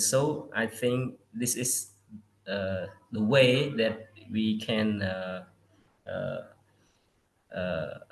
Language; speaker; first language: English; non-native, learner; Khmer